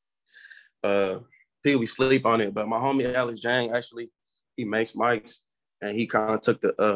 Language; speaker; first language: English; native; English